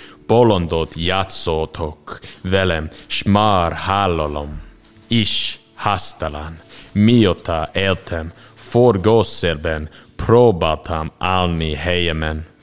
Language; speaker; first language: Hungarian; non-native, learner; English